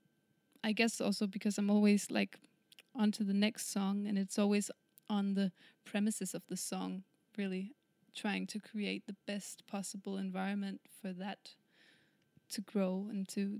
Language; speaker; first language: English; non-native, fluent; Danish